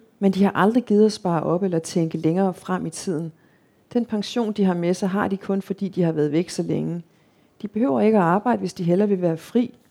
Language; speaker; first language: Danish; native; Danish